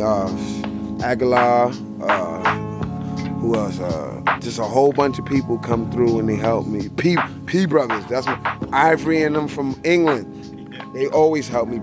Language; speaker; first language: English; native; English